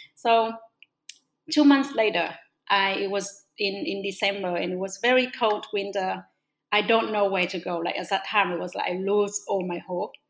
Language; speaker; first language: English; non-native, fluent; Vietnamese